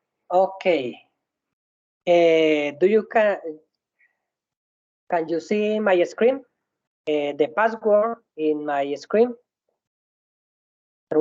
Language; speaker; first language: English; non-native, learner; Spanish